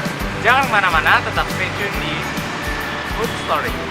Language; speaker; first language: Indonesian; native; Indonesian